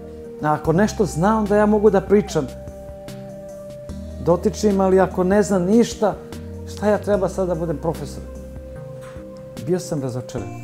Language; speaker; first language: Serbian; early bilingual, other home language; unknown